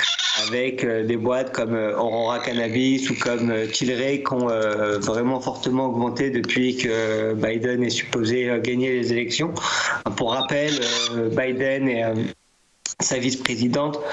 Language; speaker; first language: French; native; French